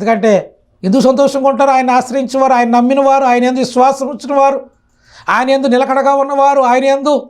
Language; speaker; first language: Telugu; native; Telugu